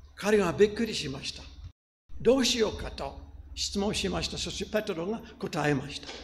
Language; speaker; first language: Japanese; non-native, fluent; English